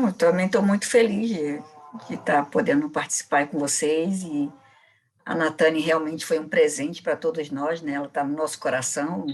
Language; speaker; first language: Portuguese; native; Portuguese